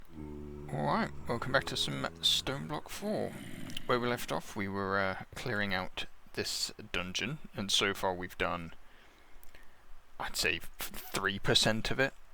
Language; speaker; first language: English; native; English